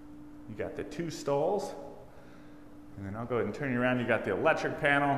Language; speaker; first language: English; native; English